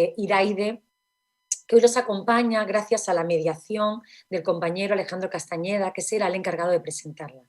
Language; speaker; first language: Spanish; native; Spanish